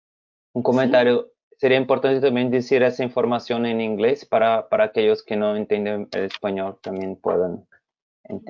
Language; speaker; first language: Spanish; non-native, fluent; Portuguese